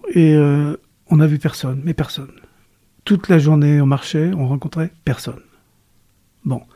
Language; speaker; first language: French; native; French